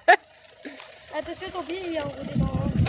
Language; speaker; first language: French; native; French